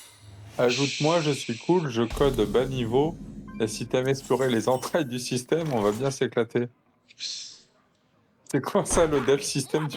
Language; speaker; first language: French; native; French